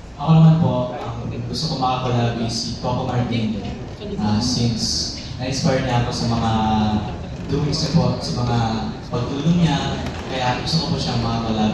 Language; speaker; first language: Filipino; native; Filipino